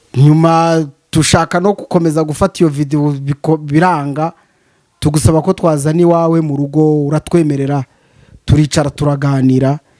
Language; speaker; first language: Kinyarwanda; native; Kinyarwanda